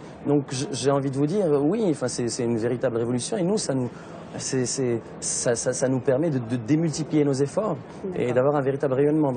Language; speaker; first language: French; non-native, local second language; Arabic